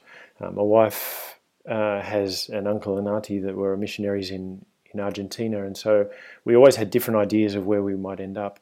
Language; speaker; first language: English; native; English